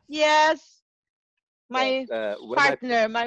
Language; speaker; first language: English; non-native, learner; Portuguese